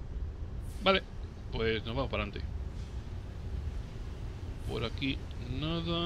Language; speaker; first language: Spanish; native; Spanish